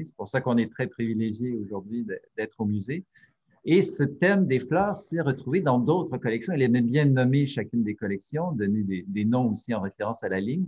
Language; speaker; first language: French; native; French